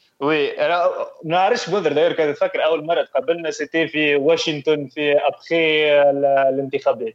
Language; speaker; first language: French; non-native, local second language; Arabic